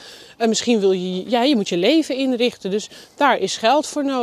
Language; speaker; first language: Dutch; native; Dutch